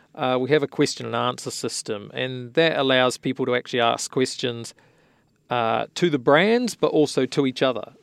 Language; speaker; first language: English; native; English